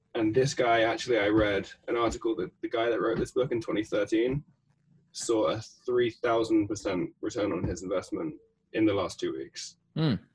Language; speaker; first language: English; native; English